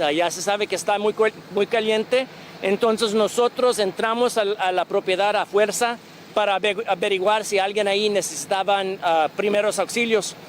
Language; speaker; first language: Spanish; early bilingual, other home language; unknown